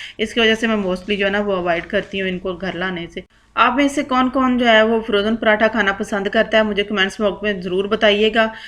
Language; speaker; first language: Urdu; non-native, local second language; Punjabi